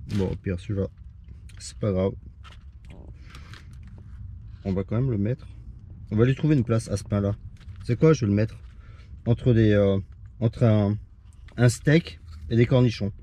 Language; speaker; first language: French; native; French